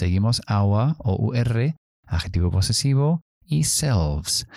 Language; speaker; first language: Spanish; non-native, fluent; English